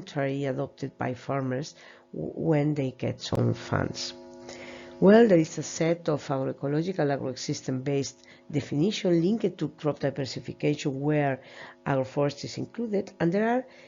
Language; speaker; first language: English; non-native, fluent; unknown